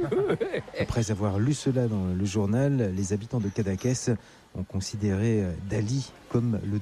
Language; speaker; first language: French; native; French